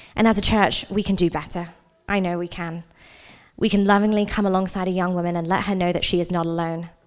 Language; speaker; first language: English; native; English